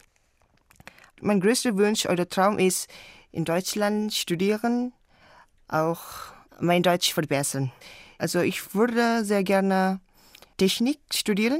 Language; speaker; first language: German; non-native, learner; Indonesian